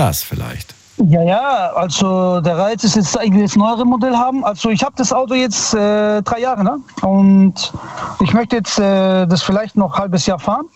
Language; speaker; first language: German; early bilingual, other home language; Italian